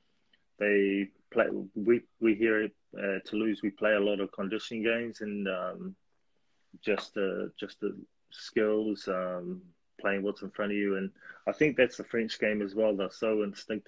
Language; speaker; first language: English; native; English